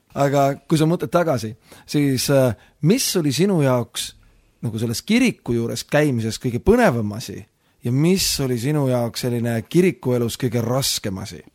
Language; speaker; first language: Estonian; native; Estonian